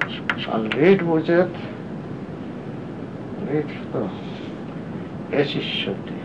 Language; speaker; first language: Russian; non-native, learner; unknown